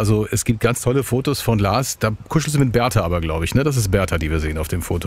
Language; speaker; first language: German; native; German